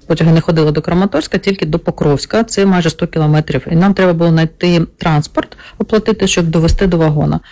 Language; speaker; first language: Ukrainian; non-native, local second language; Russian